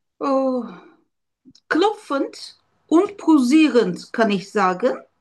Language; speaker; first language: German; non-native, learner; Turkish